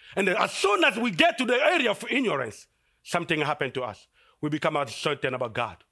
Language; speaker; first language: English; non-native, fluent; Lingala